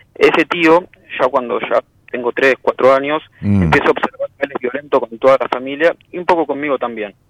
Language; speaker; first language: Spanish; native; Spanish